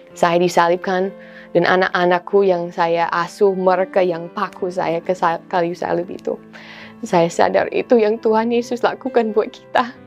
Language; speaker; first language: Indonesian; non-native, fluent; English